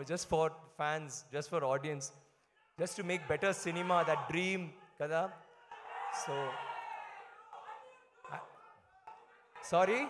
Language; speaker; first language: Telugu; non-native, learner; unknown